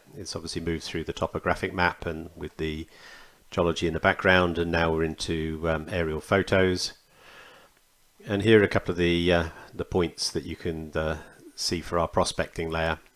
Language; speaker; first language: English; native; English